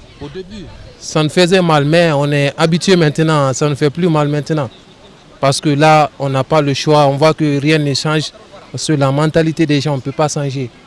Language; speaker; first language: French; non-native, local second language; Fula